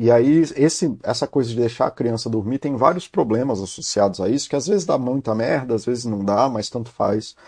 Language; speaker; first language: Portuguese; native; Portuguese